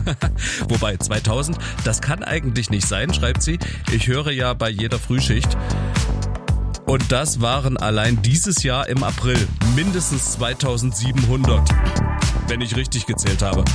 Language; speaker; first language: German; native; German